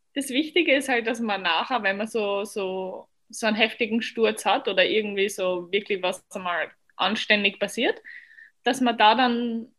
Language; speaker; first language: German; native; German